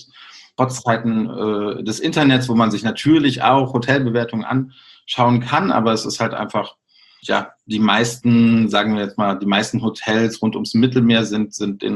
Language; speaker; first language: German; native; German